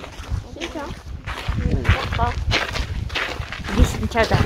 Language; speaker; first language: Korean; non-native, learner; Filipino